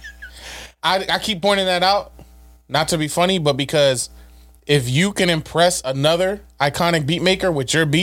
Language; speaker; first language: English; native; English